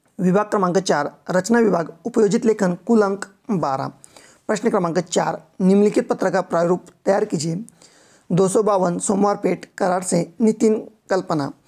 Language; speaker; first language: Hindi; non-native, local second language; Marathi